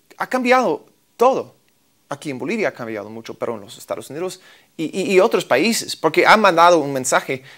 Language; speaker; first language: Spanish; non-native, fluent; English